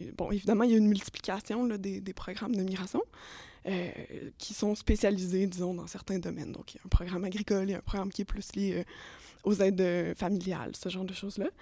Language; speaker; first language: French; native; French